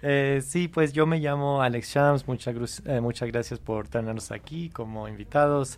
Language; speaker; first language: Spanish; non-native, fluent; English